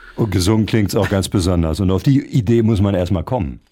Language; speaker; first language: German; native; German